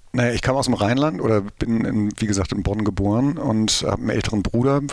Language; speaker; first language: German; native; German